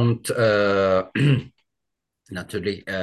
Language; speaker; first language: German; non-native, learner; Turkish